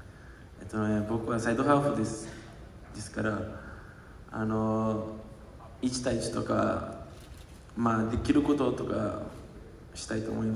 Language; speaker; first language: Japanese; non-native, learner; Portuguese